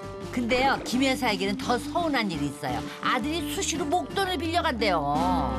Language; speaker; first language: Korean; native; Korean